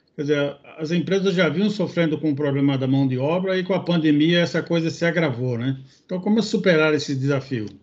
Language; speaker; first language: Portuguese; native; Portuguese